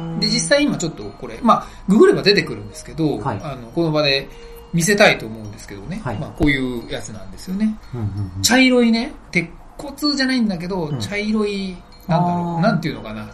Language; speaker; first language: Japanese; native; Japanese